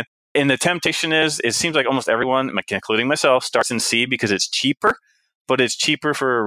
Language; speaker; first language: English; native; English